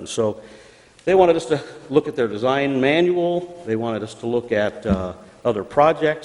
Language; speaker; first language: English; native; English